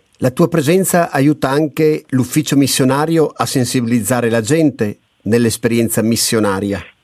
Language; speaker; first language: Italian; native; Italian